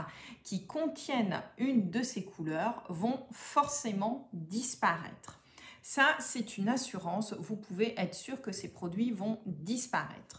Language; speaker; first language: French; native; French